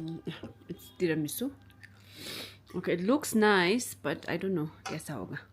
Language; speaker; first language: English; non-native, local second language; Tibetan